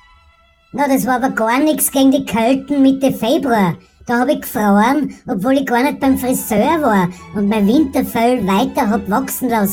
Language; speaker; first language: German; native; German